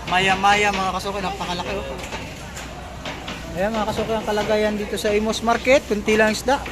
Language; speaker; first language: Filipino; native; Filipino